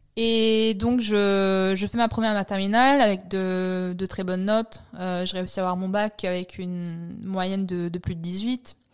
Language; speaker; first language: French; early bilingual, other home language; Italian